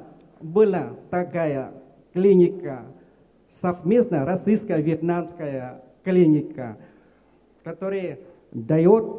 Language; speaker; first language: Russian; non-native, fluent; Vietnamese